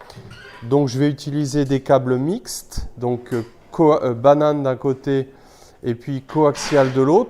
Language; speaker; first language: French; native; French